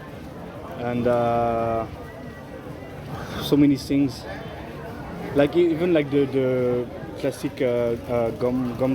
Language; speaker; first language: English; non-native, learner; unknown